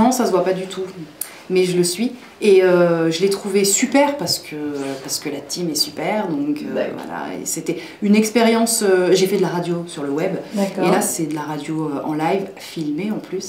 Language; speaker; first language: French; native; French